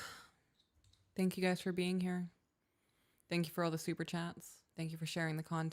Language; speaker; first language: English; native; English